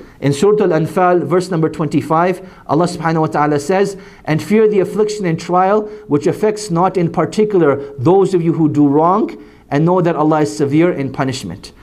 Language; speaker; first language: English; native; English